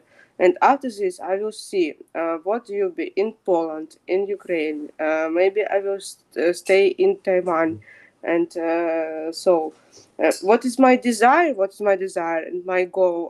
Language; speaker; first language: English; non-native, fluent; Ukrainian